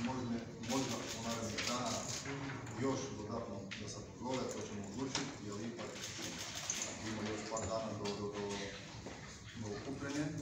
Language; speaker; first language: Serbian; non-native, learner; Bulgarian